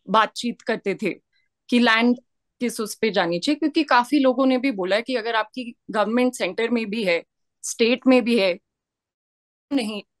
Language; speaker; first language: Hindi; native; Hindi